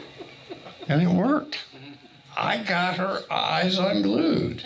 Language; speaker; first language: English; native; English